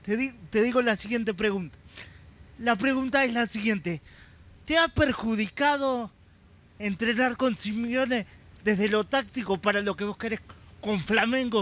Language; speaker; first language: Spanish; native; Spanish